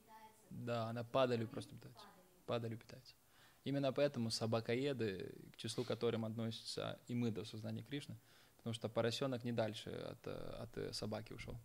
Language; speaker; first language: Russian; native; Russian